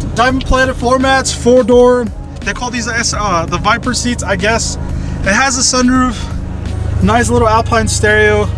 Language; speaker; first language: English; native; English